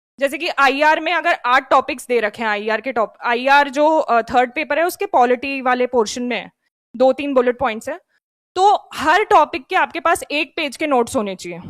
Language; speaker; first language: Hindi; native; Hindi